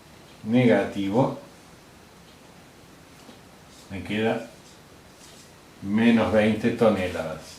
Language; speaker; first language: Spanish; native; Spanish